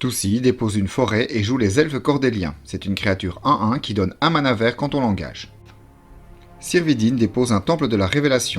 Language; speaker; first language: French; native; French